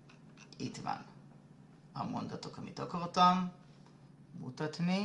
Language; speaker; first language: Hungarian; non-native, fluent; Hebrew